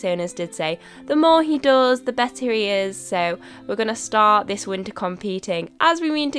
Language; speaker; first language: English; native; English